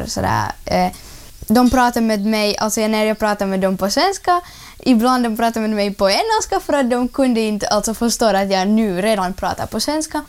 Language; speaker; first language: Swedish; early bilingual, other home language; Ukrainian